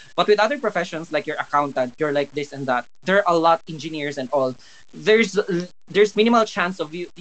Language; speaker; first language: English; non-native, local second language; Cebuano